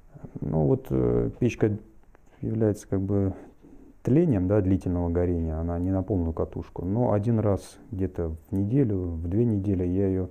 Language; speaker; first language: Russian; native; Russian